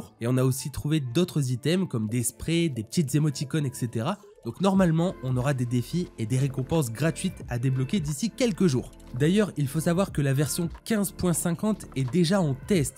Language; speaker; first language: French; native; French